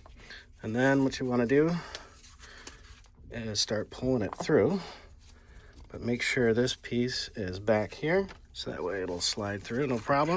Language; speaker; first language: English; native; English